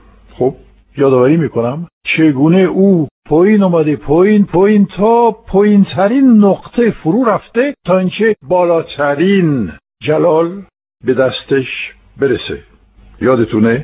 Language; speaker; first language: Persian; non-native, fluent; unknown